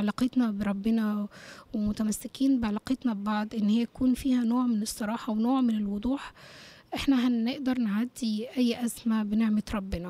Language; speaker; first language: Arabic; native; Arabic